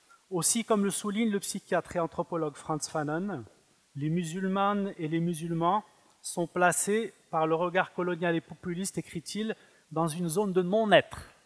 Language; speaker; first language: French; non-native, fluent; Arabic